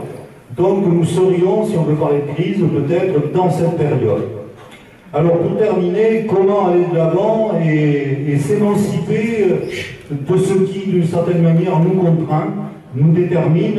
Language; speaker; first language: French; native; French